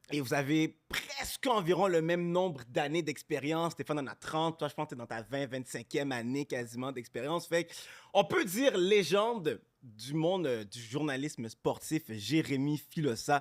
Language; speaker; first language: French; native; French